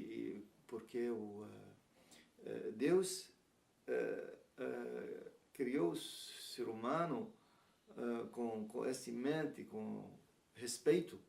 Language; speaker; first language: Portuguese; non-native, learner; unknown